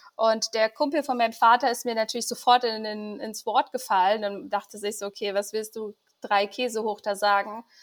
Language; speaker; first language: German; early bilingual, other home language; Persian